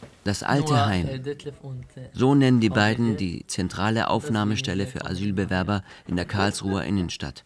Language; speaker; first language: German; native; German